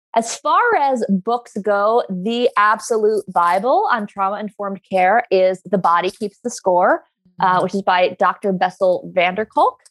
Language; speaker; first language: English; native; English